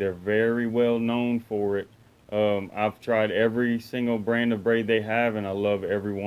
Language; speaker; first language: English; native; English